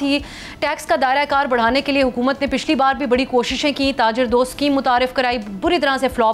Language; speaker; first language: Urdu; native; Urdu